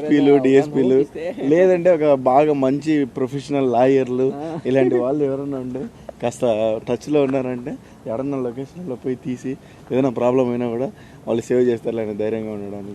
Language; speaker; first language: Telugu; native; Telugu